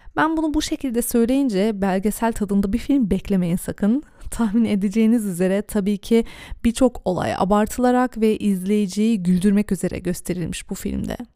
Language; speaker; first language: Turkish; early bilingual, heritage; Turkish